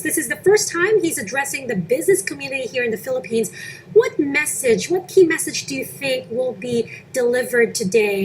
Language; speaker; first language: English; non-native, local second language; Filipino